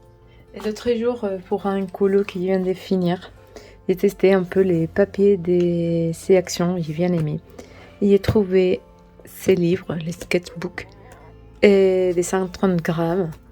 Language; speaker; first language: French; non-native, learner; Spanish